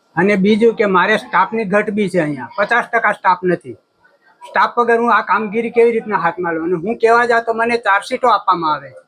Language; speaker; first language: Gujarati; native; Gujarati